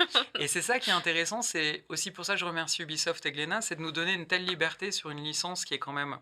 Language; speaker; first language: French; native; French